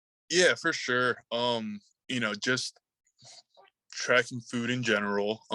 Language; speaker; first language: English; native; English